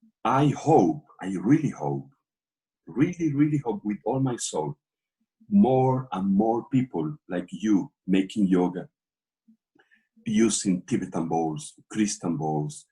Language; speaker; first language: English; non-native, learner; Portuguese